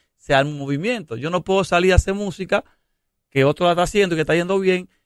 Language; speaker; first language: Spanish; native; Spanish